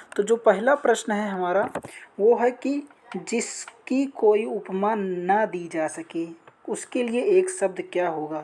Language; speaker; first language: Hindi; native; Hindi